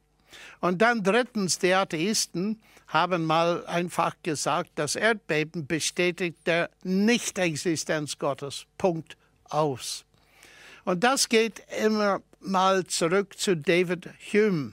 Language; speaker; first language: German; non-native, fluent; English